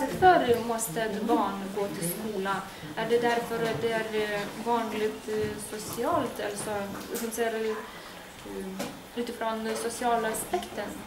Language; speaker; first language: Swedish; non-native, learner; Lithuanian